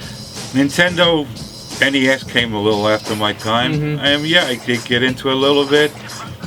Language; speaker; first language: English; non-native, fluent; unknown